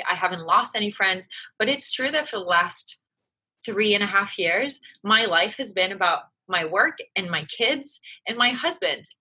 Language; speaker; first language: English; early bilingual, other home language; French